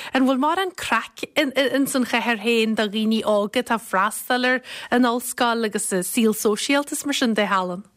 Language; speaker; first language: Irish; native; Irish